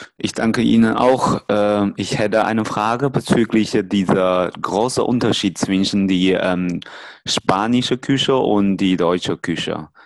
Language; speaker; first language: German; non-native, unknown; Chinese